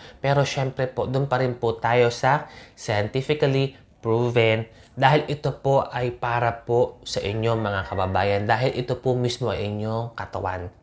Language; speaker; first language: Filipino; native; Filipino